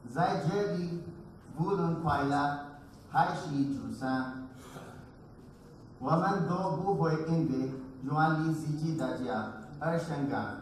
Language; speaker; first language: Chinese; non-native, learner; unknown